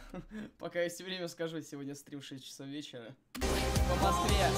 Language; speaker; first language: Russian; native; Russian